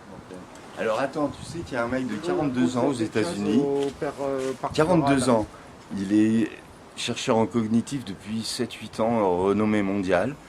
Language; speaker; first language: French; native; French